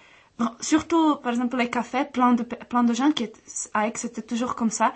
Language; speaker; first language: French; non-native, fluent; Czech